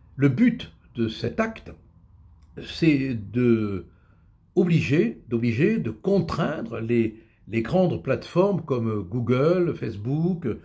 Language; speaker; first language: French; native; French